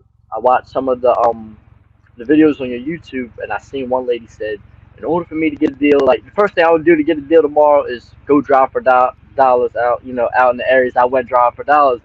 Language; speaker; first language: English; native; English